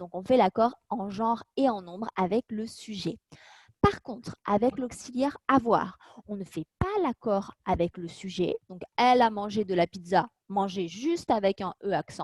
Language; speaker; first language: French; native; French